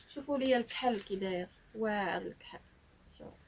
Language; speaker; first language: Arabic; native; Arabic